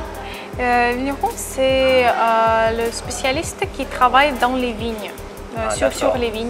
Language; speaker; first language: French; non-native, fluent; Russian